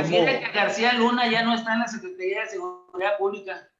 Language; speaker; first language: Spanish; native; Spanish